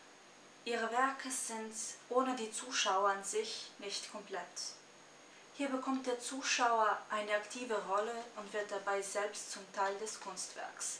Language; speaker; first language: German; non-native, fluent; Serbian